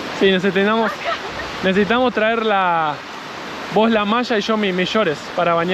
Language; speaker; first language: Spanish; native; Spanish